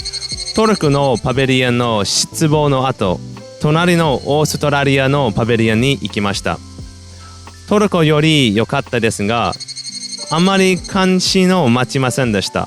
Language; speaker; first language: Japanese; non-native, fluent; English